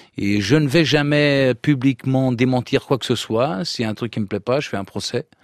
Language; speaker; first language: French; early bilingual, other home language; Portuguese